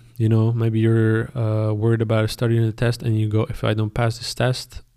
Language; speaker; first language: English; non-native, fluent; Spanish